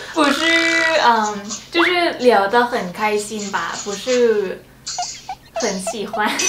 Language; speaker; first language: Chinese; non-native, fluent; Thai